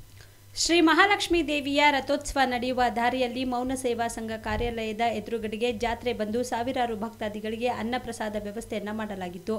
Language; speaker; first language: Kannada; native; Kannada